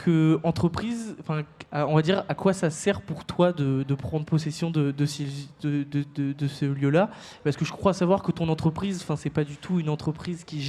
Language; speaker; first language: French; native; French